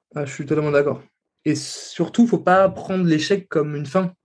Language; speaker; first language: French; native; French